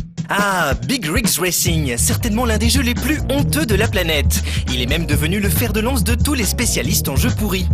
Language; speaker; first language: French; native; French